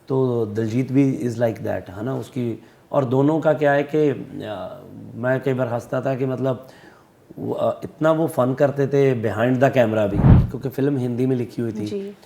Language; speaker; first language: Hindi; non-native, local second language; Punjabi